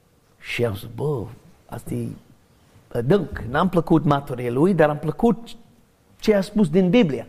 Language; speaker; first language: Romanian; non-native, learner; English